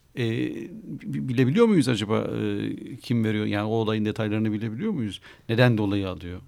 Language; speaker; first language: Turkish; native; Turkish